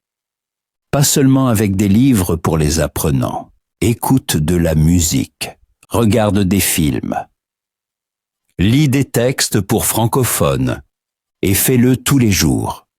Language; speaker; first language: French; non-native, fluent; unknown